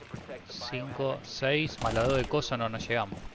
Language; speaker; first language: Spanish; native; Spanish